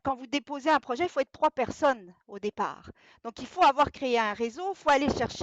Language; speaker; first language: French; native; French